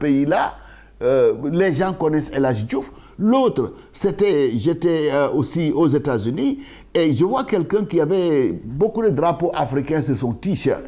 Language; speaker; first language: French; non-native, local second language; Wolof